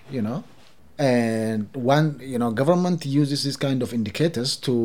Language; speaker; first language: English; non-native, fluent; Oromo